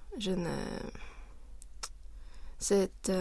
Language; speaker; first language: French; non-native, learner; Swedish